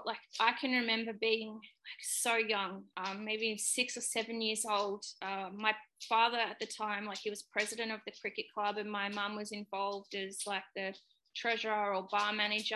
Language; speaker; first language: English; native; English